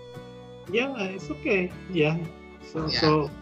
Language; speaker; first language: English; non-native, learner; Indonesian